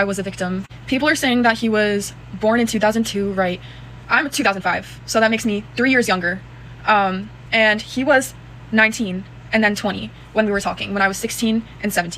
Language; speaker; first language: English; native; English